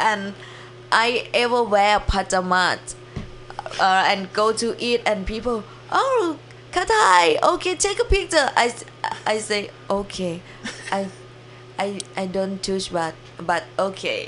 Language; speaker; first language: English; non-native, learner; Thai